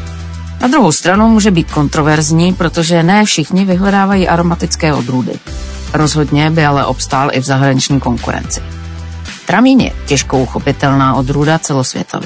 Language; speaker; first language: Czech; native; Czech